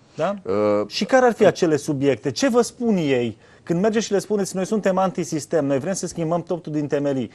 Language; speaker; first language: Romanian; native; Romanian